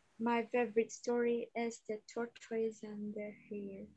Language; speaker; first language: English; non-native, learner; Indonesian